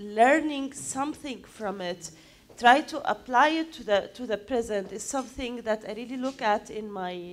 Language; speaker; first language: English; non-native, fluent; Arabic